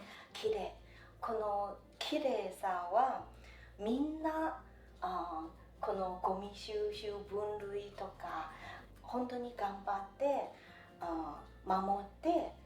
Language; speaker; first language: Japanese; non-native, fluent; Chinese